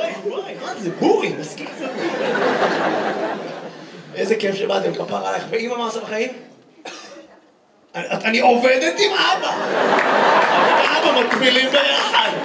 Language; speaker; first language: Hebrew; native; Hebrew